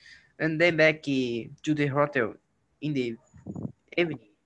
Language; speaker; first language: English; non-native, learner; Portuguese